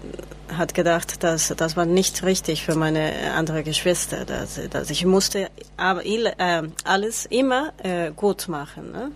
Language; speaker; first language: German; non-native, learner; Spanish